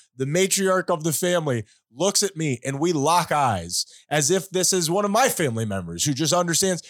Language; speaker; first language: English; native; English